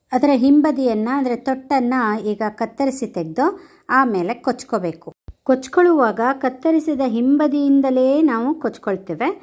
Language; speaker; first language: Kannada; non-native, local second language; Konkani